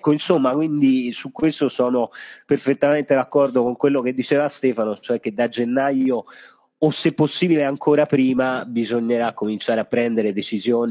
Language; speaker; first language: Italian; native; Italian